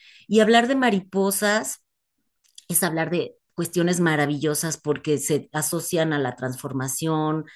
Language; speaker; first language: Spanish; native; Spanish